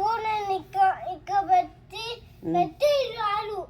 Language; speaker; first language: Telugu; early bilingual, heritage; Telugu